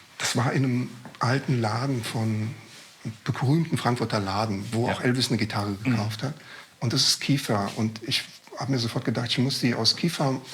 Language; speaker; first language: German; early bilingual, other home language; Croatian